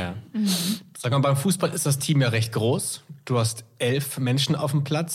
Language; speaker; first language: German; native; German